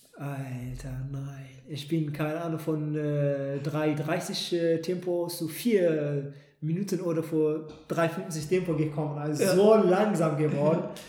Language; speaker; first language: German; non-native, fluent; Amharic